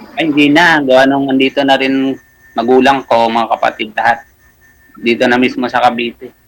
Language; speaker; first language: Filipino; non-native, local second language; Hiligaynon